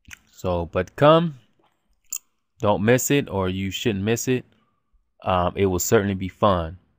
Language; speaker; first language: English; native; English